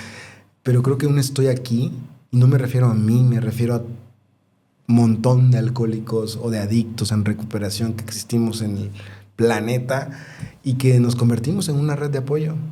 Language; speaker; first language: Spanish; native; Spanish